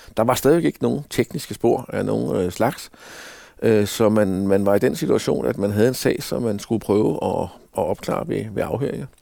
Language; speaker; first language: Danish; native; Danish